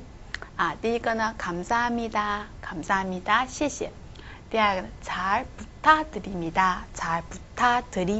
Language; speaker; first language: Korean; non-native, fluent; Chinese